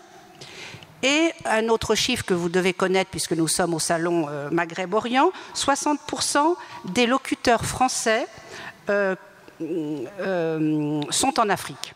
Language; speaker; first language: French; native; French